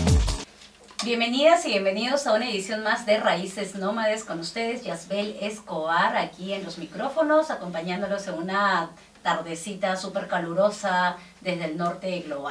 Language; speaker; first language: Spanish; native; Spanish